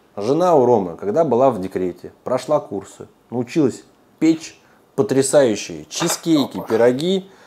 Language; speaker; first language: Russian; native; Russian